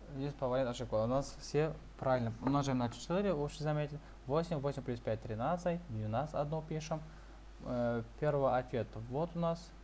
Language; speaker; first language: Russian; non-native, local second language; Kazakh